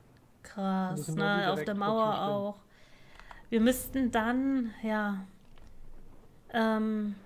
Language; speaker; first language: German; native; German